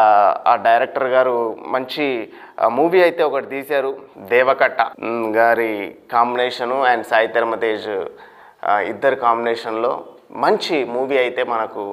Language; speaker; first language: Telugu; native; Telugu